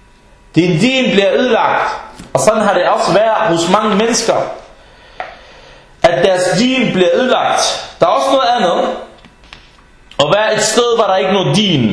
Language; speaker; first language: Danish; early bilingual, other home language; Arabic